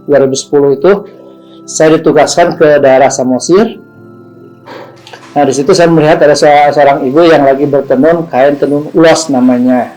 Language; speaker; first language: Indonesian; non-native, local second language; Sundanese